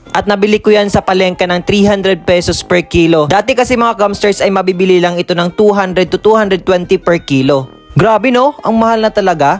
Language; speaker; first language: Filipino; non-native, local second language; Hiligaynon